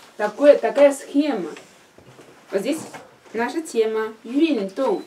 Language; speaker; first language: Russian; non-native, learner; Chinese